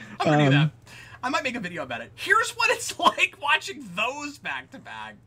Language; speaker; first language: English; native; English